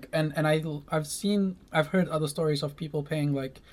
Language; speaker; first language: English; non-native, local second language; Malay